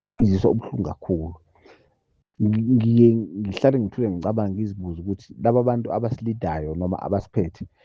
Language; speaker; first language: Zulu; native; Zulu